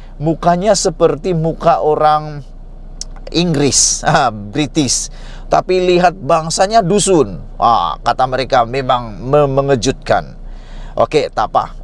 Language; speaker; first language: Malay; native; Malay